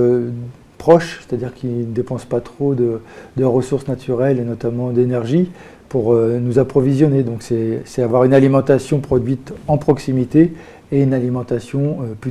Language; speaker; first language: French; native; French